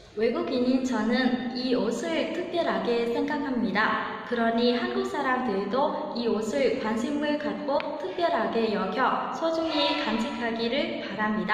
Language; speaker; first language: Korean; non-native, fluent; Vietnamese